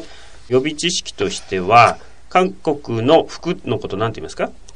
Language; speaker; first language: Japanese; native; Japanese